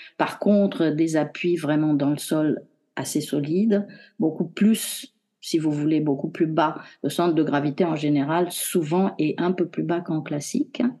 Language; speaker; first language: French; non-native, fluent; Romanian